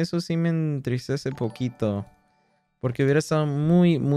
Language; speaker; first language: Spanish; early bilingual, heritage; Spanish